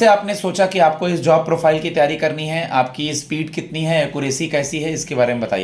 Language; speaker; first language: Hindi; native; Hindi